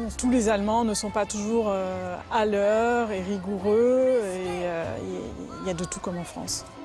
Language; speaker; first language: French; native; French